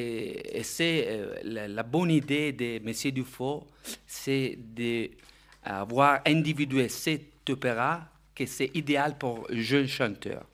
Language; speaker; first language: French; non-native, fluent; Italian